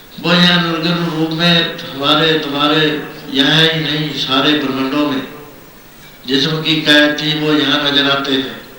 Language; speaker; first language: Hindi; non-native, local second language; Punjabi